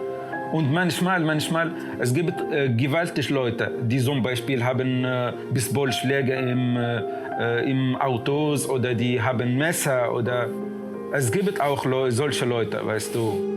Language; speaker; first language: German; non-native, learner; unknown